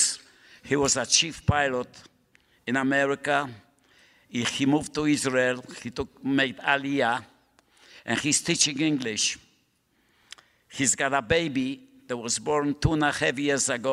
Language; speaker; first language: English; non-native, fluent; Polish